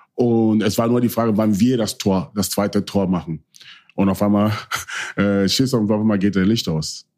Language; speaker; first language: German; early bilingual, other home language; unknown